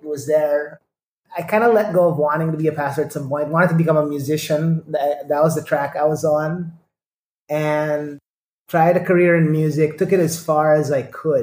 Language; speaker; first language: English; non-native, local second language; Filipino